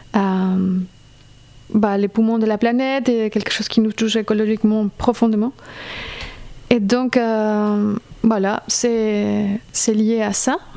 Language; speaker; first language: French; non-native, fluent; Spanish